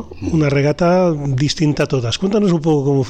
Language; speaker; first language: Spanish; native; Spanish